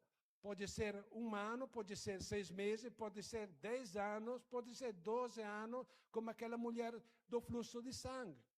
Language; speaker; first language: Portuguese; non-native, fluent; Italian